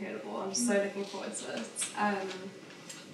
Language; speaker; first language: English; native; English